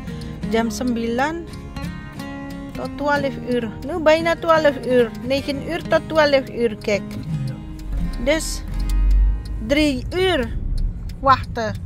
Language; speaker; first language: Dutch; non-native, learner; Indonesian